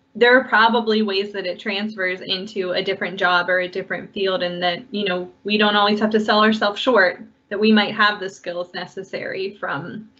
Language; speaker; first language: English; native; English